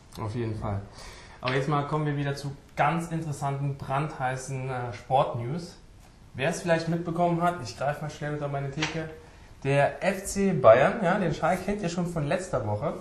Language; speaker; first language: German; native; German